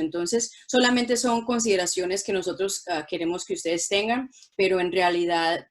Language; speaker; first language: Spanish; non-native, local second language; English